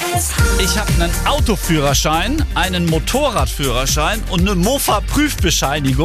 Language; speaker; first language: German; native; German